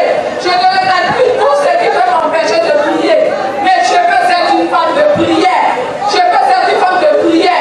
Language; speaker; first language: French; non-native, local second language; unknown